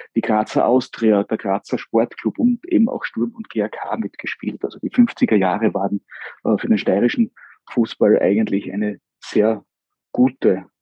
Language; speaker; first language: German; native; German